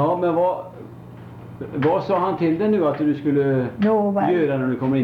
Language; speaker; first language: Swedish; native; Swedish